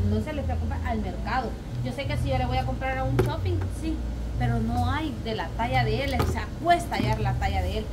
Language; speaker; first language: Spanish; native; Spanish